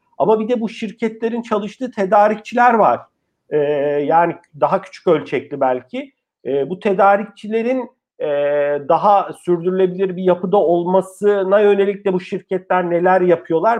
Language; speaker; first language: Turkish; native; Turkish